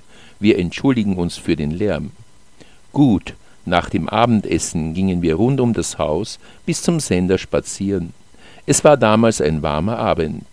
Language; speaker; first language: German; native; German